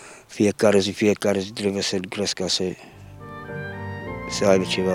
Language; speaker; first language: Romanian; non-native, local second language; Hungarian